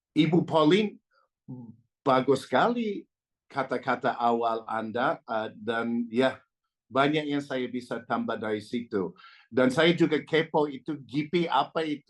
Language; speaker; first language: Indonesian; non-native, fluent; English